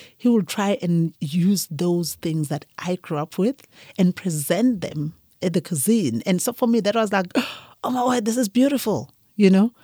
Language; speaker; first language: English; non-native, local second language; Zulu